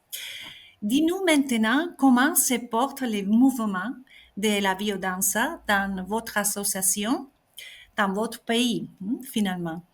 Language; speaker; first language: French; non-native, fluent; Spanish